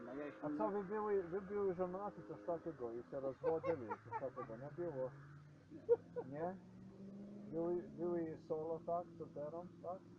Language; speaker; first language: Polish; non-native, learner; Ukrainian